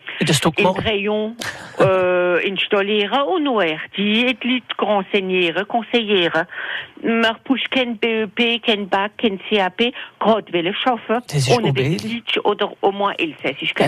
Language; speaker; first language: German; non-native, local second language; French